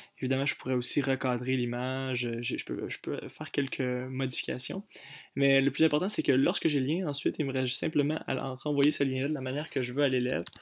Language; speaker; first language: French; native; French